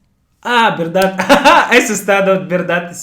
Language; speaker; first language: Spanish; non-native, fluent; Russian